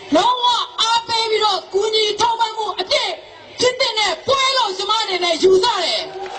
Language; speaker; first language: Burmese; non-native, local second language; S'gaw Karen